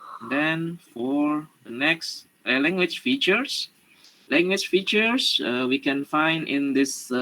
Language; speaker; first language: English; non-native, learner; Indonesian